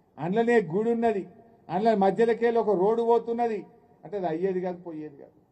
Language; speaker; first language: Telugu; native; Telugu